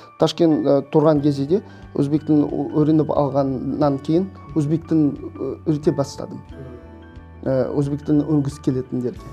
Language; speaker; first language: Kazakh; non-native, local second language; Russian